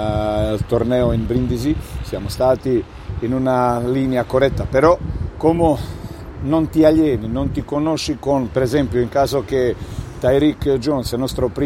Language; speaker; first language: Italian; non-native, fluent; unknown